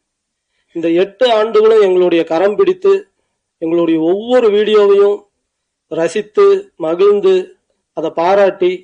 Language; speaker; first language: Tamil; native; Tamil